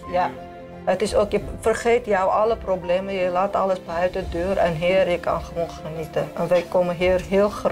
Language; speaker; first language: Dutch; non-native, learner; Armenian